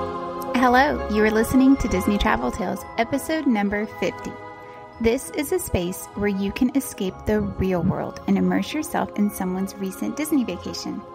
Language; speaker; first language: English; native; English